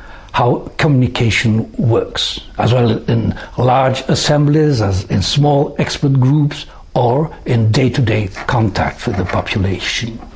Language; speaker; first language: English; non-native, fluent; French